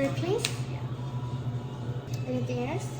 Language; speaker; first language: English; non-native, learner; Korean